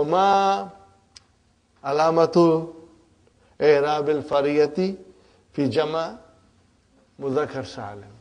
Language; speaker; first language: Arabic; non-native, fluent; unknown